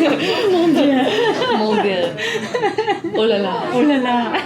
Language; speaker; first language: French; non-native, learner; English